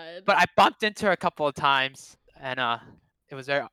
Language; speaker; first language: English; non-native, fluent; Cantonese